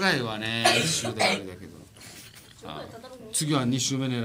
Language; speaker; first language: Japanese; native; Japanese